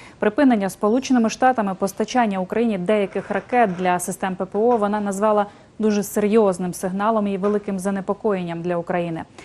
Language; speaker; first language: Ukrainian; native; Ukrainian